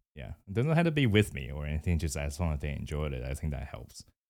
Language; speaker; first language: English; non-native, fluent; Chinese